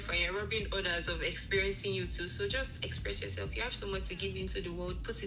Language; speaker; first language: English; non-native, local second language; Yoruba